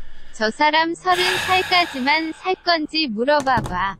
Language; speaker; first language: Korean; native; Korean